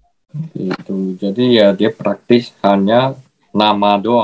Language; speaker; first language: Indonesian; native; Indonesian